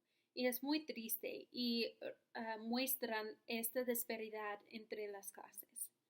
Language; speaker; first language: Spanish; non-native, learner; English